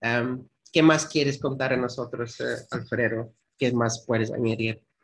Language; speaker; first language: Spanish; non-native, fluent; Dutch